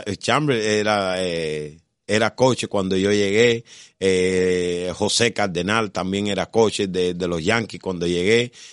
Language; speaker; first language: Spanish; native; Spanish